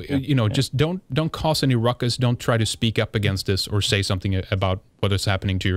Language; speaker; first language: English; non-native, fluent; Swedish